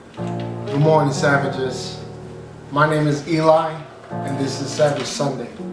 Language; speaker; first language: English; native; English